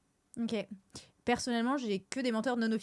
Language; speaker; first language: French; native; French